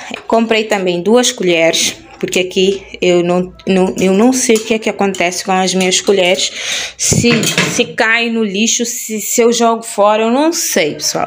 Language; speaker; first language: Portuguese; non-native, local second language; Kabuverdianu